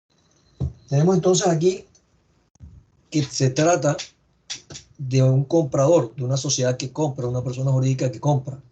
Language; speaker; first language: Spanish; native; Spanish